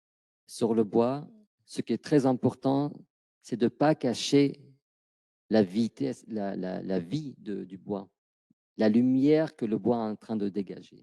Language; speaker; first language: French; non-native, fluent; Arabic